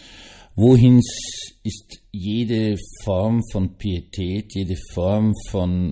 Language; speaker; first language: German; native; German